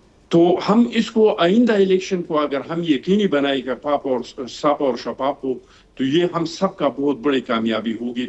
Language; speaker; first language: Urdu; non-native, local second language; Pashto